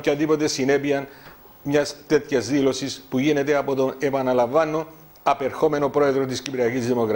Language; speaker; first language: Greek; native; Greek